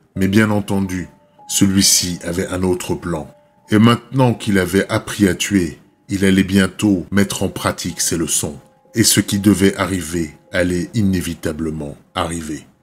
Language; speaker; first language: French; native; French